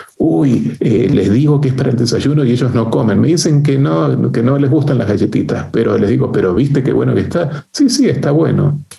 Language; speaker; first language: Spanish; native; Spanish